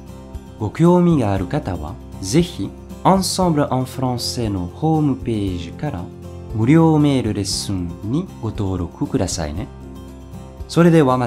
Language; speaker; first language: Japanese; non-native, fluent; French